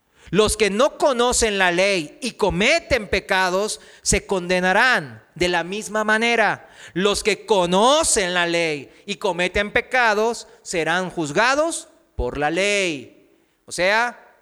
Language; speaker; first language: Spanish; non-native, fluent; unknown